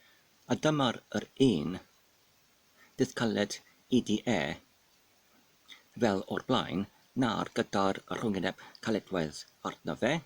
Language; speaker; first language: Welsh; non-native, fluent; English